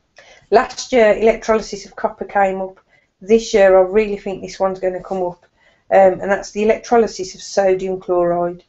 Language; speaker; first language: English; native; English